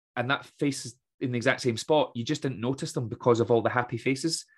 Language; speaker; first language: English; native; English